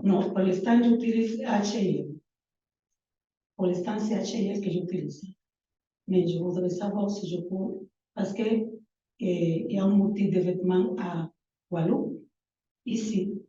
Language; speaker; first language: French; non-native, learner; Spanish